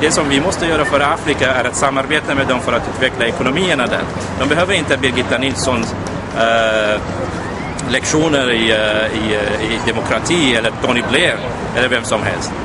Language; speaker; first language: Swedish; non-native, fluent; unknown